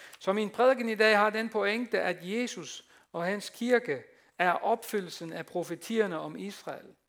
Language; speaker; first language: Danish; non-native, fluent; Dutch